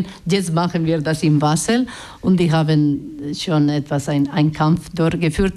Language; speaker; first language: German; non-native, learner; Basque